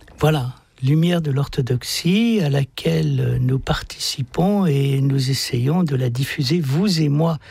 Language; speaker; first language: French; native; French